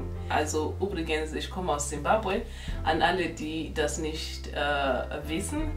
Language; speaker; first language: German; non-native, local second language; North Ndebele